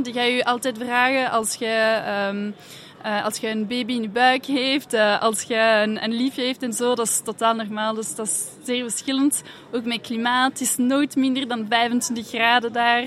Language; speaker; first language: Dutch; non-native, fluent; French